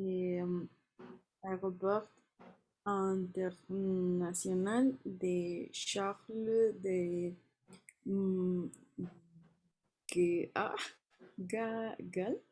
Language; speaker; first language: French; non-native, learner; Spanish